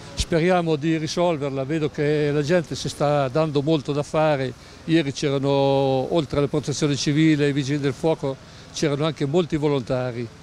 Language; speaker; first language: Italian; native; Italian